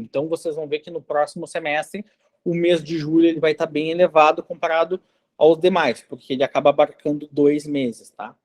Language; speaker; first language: Portuguese; native; Portuguese